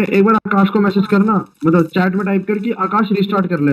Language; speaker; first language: Hindi; native; Hindi